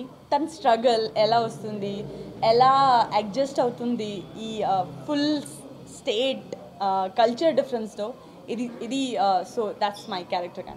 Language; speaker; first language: Telugu; non-native, learner; Gujarati